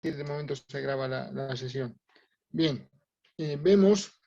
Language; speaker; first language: Spanish; native; Spanish